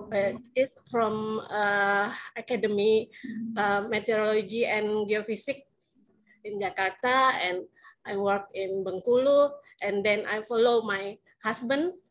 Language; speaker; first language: English; non-native, learner; Indonesian